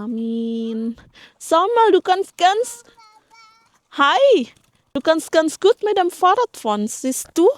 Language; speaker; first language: German; non-native, fluent; Indonesian